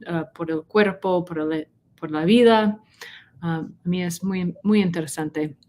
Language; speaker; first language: Spanish; non-native, learner; English